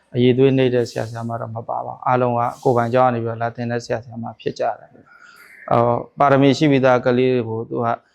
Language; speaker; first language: Burmese; native; Burmese